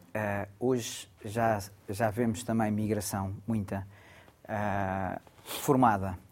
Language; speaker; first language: Portuguese; early bilingual, other home language; Gujarati